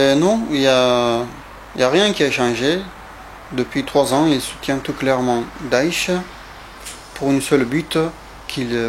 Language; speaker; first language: French; non-native, fluent; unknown